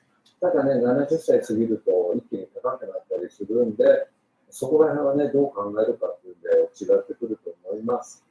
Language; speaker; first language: Japanese; native; Japanese